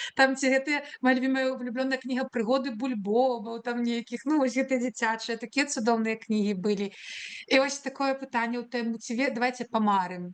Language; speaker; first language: Belarusian; non-native, local second language; Russian